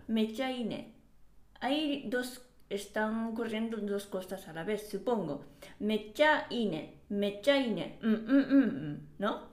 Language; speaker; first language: Spanish; non-native, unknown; Japanese